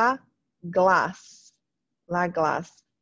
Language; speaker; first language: French; non-native, fluent; English